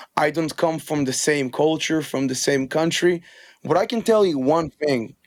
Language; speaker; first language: English; non-native, fluent; Hebrew